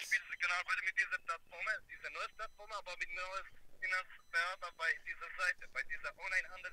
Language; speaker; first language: German; non-native, learner; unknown